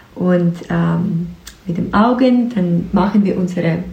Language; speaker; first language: German; non-native, learner; Ukrainian